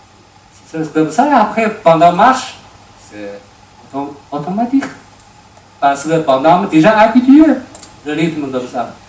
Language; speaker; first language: French; non-native, learner; Chinese